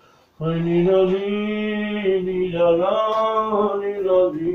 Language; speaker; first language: Hebrew; non-native, fluent; English